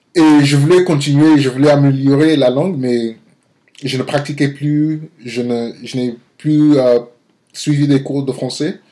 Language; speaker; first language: French; non-native, learner; English